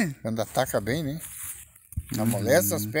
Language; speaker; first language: Portuguese; native; Portuguese